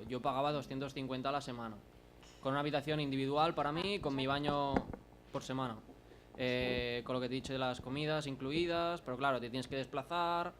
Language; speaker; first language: Spanish; non-native, local second language; Catalan